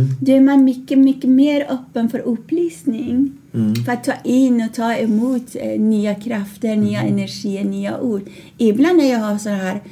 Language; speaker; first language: Swedish; non-native, fluent; Persian